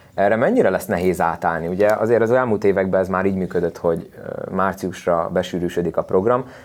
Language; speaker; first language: Hungarian; native; Hungarian